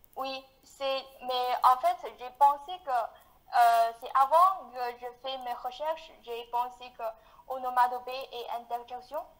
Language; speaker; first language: French; non-native, fluent; Chinese